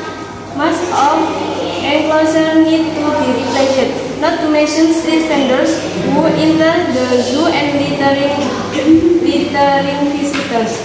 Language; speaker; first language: English; non-native, learner; Indonesian